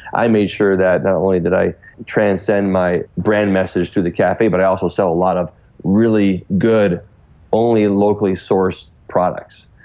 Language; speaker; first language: English; native; English